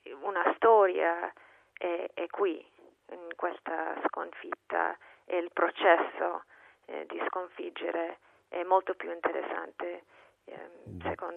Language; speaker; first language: Italian; non-native, fluent; English